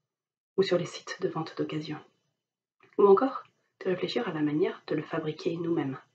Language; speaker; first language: French; native; French